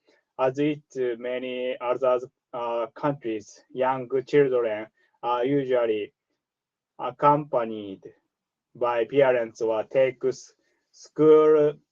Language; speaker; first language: English; non-native, learner; Japanese